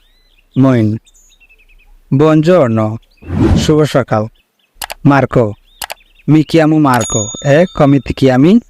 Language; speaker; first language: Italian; non-native, learner; Bangla